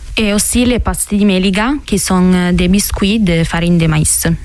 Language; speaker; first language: French; non-native, learner; Italian